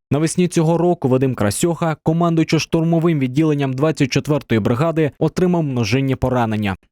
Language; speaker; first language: Ukrainian; native; Ukrainian